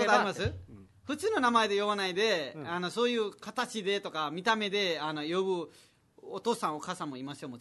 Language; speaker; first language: Japanese; non-native, fluent; Nepali